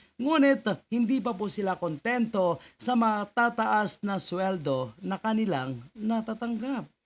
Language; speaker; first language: Filipino; native; Filipino